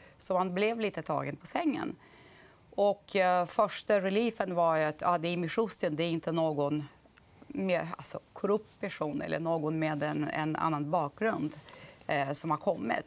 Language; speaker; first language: Swedish; non-native, fluent; Russian